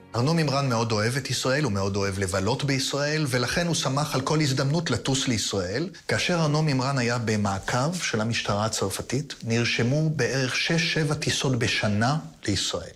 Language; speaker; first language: Hebrew; native; Hebrew